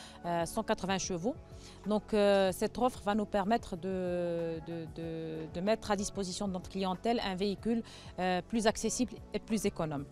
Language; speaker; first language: French; non-native, local second language; Arabic